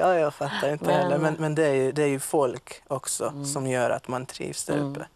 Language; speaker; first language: Swedish; non-native, fluent; Maltese